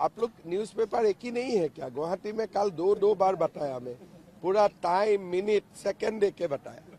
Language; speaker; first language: Hindi; non-native, local second language; Assamese